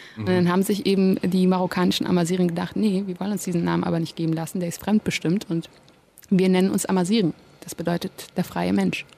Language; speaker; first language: German; native; German